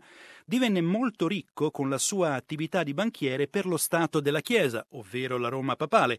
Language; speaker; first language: Italian; native; Italian